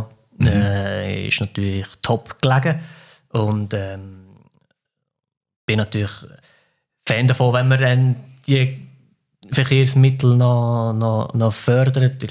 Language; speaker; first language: German; native; German